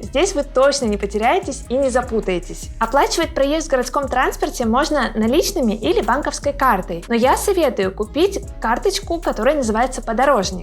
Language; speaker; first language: Russian; native; Russian